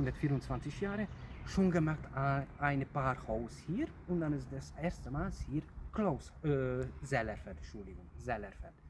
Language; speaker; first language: German; non-native, learner; Hungarian